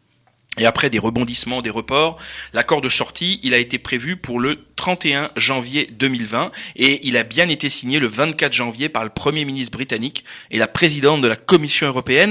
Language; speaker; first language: French; native; French